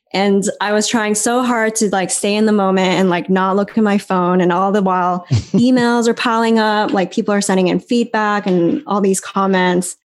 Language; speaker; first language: English; native; English